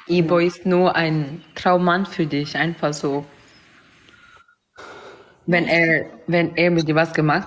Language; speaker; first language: German; non-native, learner; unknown